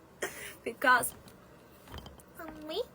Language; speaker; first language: English; non-native, learner; Korean